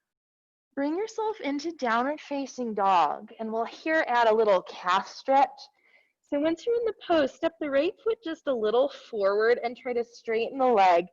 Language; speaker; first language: English; native; English